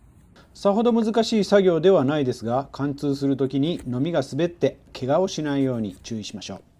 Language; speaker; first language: Japanese; native; Japanese